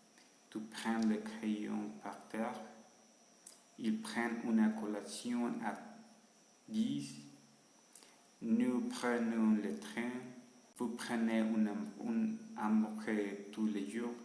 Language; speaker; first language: French; non-native, learner; Spanish